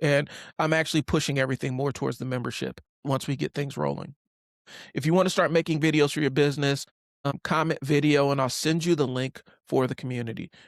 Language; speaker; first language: English; native; English